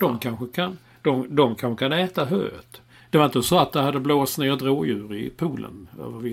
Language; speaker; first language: Swedish; native; Swedish